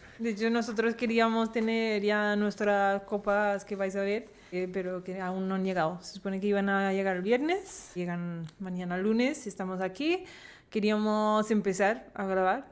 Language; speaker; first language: Spanish; non-native, fluent; Danish